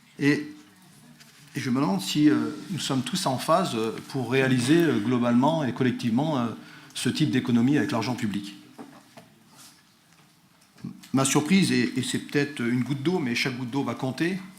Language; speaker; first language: French; native; French